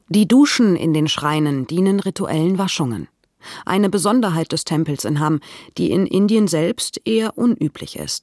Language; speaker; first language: German; native; German